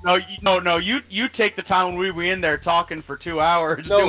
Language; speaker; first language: English; native; English